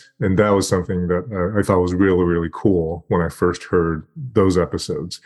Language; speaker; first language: English; native; English